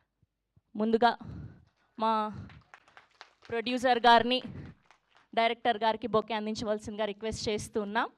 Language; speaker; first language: Telugu; native; Telugu